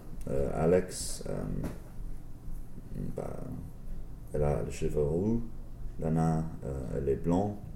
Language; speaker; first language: French; non-native, learner; English